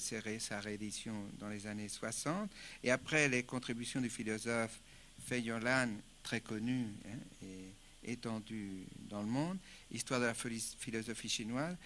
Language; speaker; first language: French; non-native, fluent; Spanish